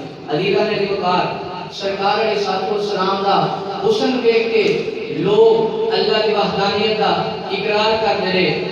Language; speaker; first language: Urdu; non-native, local second language; Punjabi